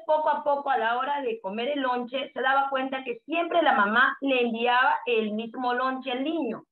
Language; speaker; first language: Spanish; native; Spanish